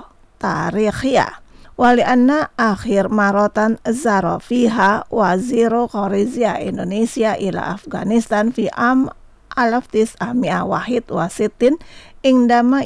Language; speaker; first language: Arabic; non-native, fluent; Indonesian